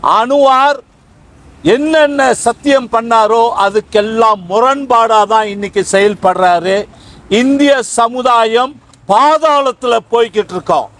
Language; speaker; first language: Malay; non-native, local second language; Tamil